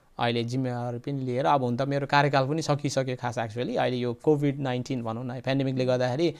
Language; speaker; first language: Nepali; non-native, local second language; Eastern Tamang